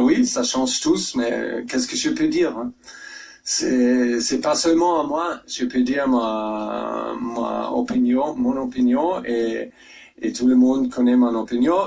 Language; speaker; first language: French; non-native, fluent; German